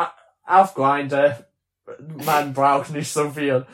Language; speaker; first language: German; non-native, learner; English